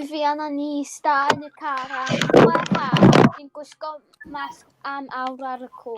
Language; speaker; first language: Welsh; non-native, local second language; English